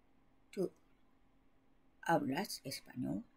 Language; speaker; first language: Spanish; non-native, learner; Japanese